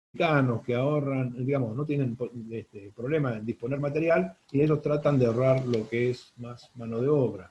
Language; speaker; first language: Spanish; native; Spanish